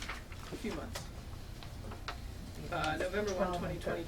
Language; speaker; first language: English; native; English